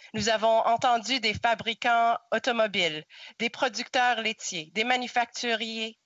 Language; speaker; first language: French; non-native, local second language; English